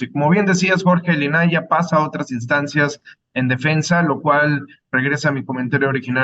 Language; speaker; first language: Spanish; native; Spanish